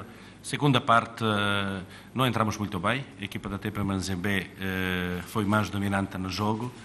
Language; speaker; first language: Portuguese; non-native, fluent; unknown